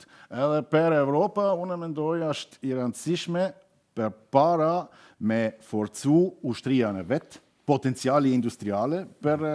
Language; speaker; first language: Albanian; non-native, learner; German